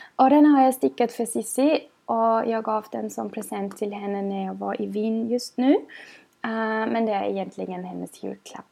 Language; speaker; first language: Swedish; non-native, fluent; German